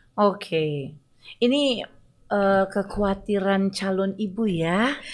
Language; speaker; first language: Indonesian; native; Indonesian